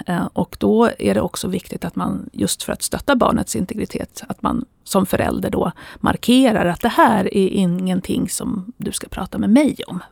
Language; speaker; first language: Swedish; native; Swedish